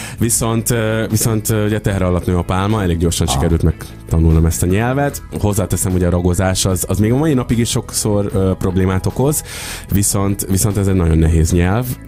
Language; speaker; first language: Hungarian; early bilingual, other home language; Urdu